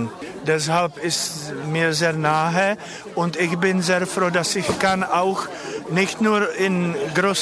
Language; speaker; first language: German; non-native, fluent; Czech